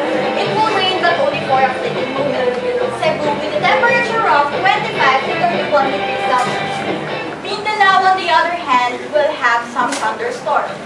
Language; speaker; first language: English; non-native, local second language; Filipino